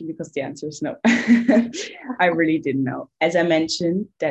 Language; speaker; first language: English; non-native, fluent; German